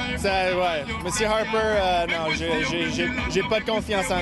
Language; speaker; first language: French; non-native, local second language; English